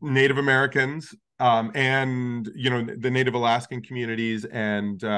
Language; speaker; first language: English; native; English